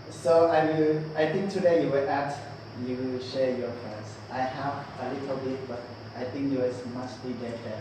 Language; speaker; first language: English; non-native, learner; Lao